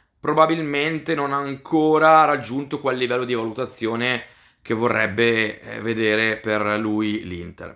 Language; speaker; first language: Italian; native; Italian